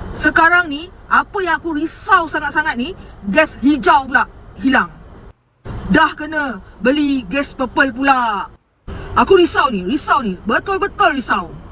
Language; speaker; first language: Malay; native; Malay